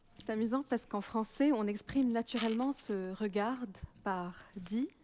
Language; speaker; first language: French; native; French